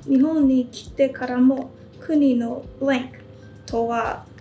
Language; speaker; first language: Japanese; non-native, learner; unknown